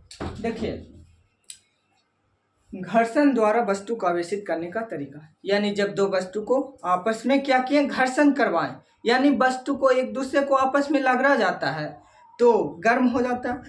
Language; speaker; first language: Hindi; native; Hindi